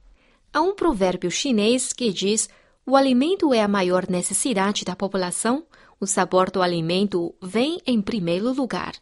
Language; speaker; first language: Portuguese; non-native, fluent; Chinese